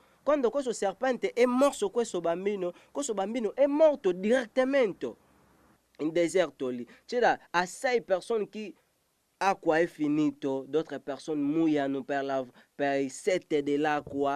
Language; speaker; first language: Italian; non-native, learner; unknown